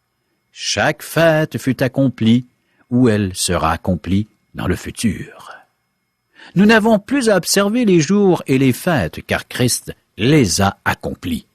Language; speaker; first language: French; native; French